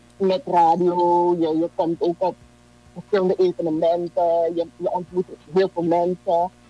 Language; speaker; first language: Dutch; native; Dutch